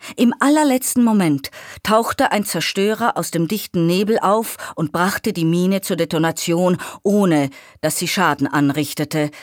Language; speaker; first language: German; native; German